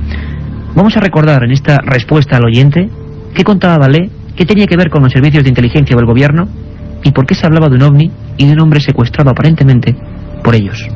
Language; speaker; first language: Spanish; native; Spanish